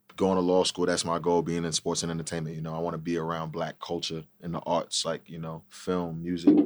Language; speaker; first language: English; native; English